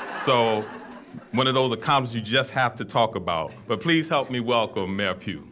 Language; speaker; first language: English; native; English